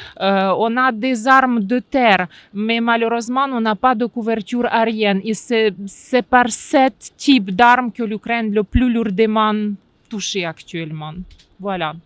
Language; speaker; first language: French; non-native, fluent; Ukrainian